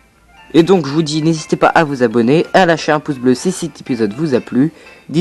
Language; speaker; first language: French; native; French